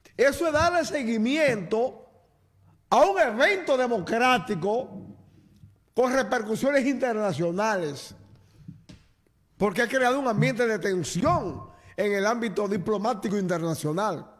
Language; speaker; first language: Spanish; native; Spanish